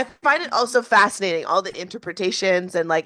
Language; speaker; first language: English; native; English